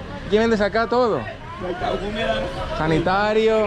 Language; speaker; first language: Spanish; non-native, learner; Greek